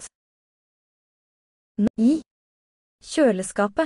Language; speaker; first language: Norwegian; non-native, learner; English